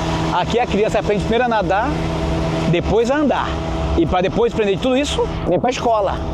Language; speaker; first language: Portuguese; native; Portuguese